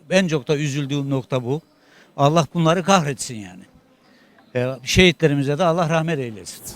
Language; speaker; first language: Turkish; native; Turkish